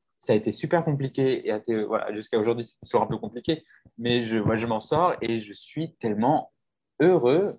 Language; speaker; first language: French; native; French